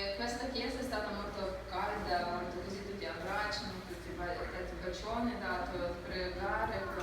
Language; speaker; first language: Italian; non-native, learner; Ukrainian